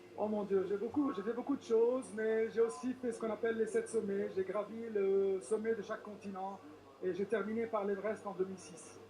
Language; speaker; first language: French; non-native, local second language; Arabic